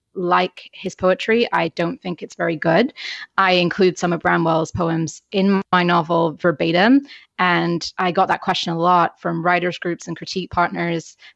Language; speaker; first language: English; native; English